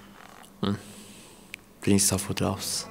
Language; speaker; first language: German; non-native, learner; Persian